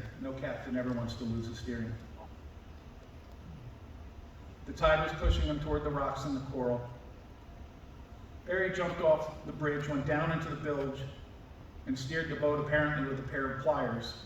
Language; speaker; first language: English; native; English